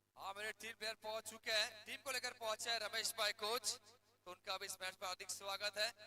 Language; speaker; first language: Hindi; non-native, local second language; Gujarati